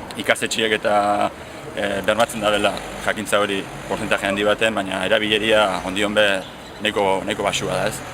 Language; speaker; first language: Basque; native; Basque